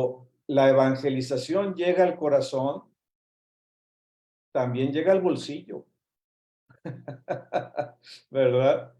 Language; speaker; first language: Spanish; native; Spanish